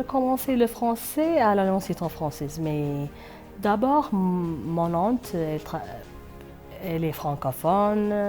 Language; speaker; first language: French; non-native, fluent; Amharic